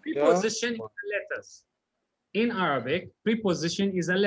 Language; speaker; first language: English; non-native, learner; Arabic